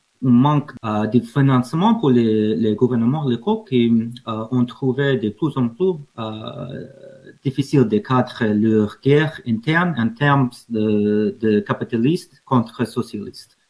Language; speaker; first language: French; non-native, fluent; English